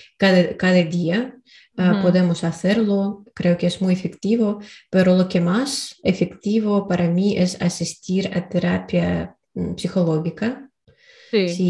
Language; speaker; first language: Spanish; non-native, learner; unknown